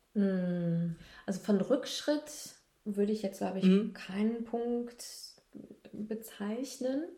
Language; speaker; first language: German; native; German